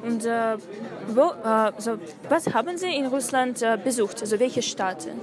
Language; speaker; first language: German; non-native, learner; Russian